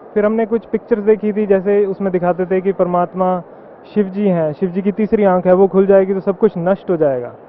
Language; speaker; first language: Hindi; native; Hindi